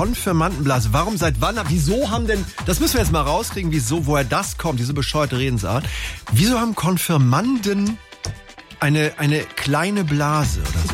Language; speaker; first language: German; native; German